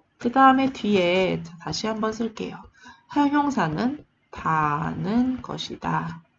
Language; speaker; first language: Korean; native; Korean